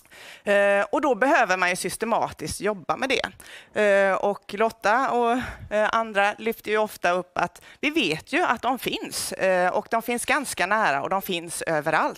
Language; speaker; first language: Swedish; native; Swedish